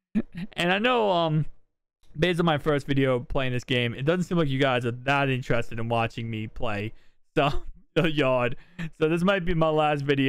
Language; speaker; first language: English; native; English